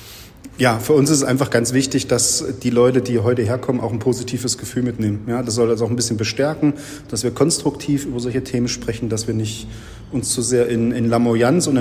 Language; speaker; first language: German; native; German